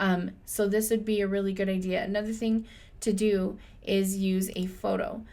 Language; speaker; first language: English; native; English